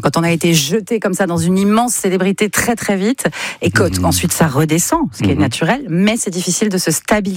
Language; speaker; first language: French; native; French